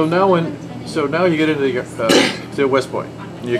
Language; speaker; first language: English; native; English